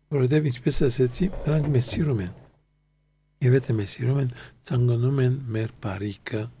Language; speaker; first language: Armenian; early bilingual, heritage; Armenian